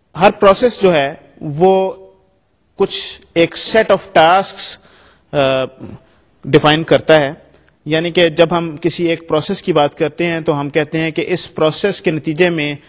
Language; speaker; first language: Urdu; native; Urdu